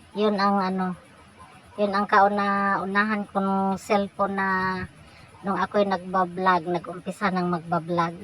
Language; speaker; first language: Filipino; non-native, local second language; Cebuano